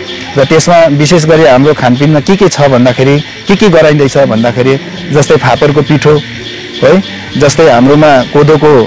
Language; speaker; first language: Nepali; native; Nepali